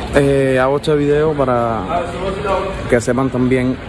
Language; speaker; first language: Spanish; native; Spanish